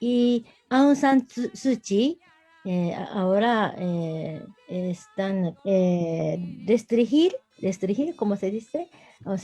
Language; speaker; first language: Spanish; non-native, learner; Japanese